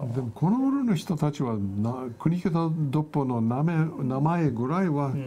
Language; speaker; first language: Japanese; non-native, fluent; English